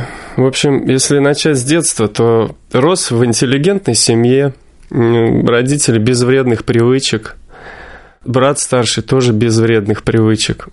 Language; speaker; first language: Russian; native; Russian